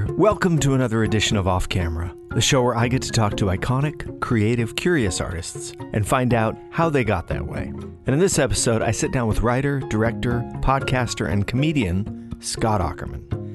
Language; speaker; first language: English; native; English